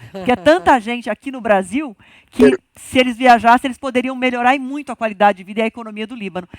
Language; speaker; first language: Portuguese; native; Portuguese